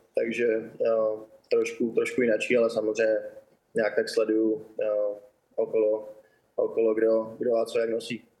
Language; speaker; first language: Czech; native; Czech